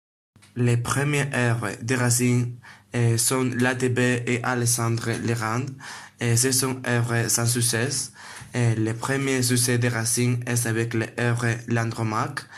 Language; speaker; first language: French; non-native, learner; Spanish